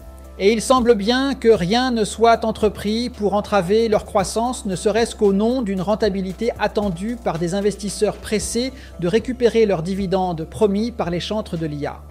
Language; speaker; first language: French; native; French